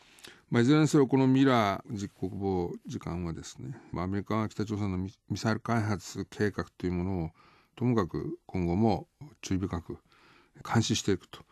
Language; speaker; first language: Japanese; native; Japanese